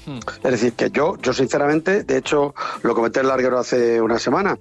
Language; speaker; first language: Spanish; native; Spanish